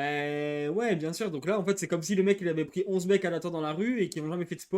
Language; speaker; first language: French; native; French